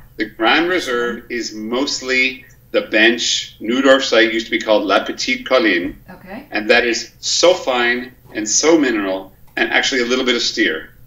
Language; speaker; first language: English; native; English